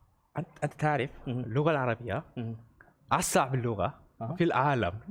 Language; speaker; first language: Arabic; non-native, learner; Korean